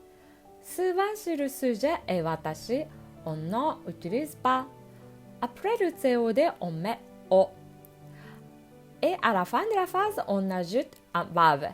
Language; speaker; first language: French; non-native, fluent; Japanese